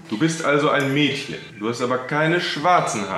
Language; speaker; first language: German; native; German